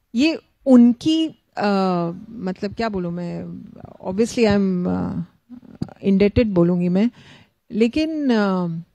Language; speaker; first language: Hindi; native; Hindi